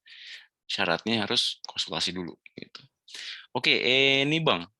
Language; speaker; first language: Indonesian; native; Indonesian